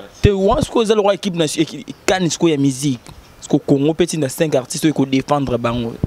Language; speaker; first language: French; non-native, local second language; Lingala